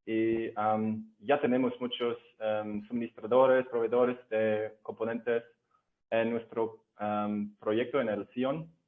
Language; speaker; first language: Spanish; non-native, fluent; German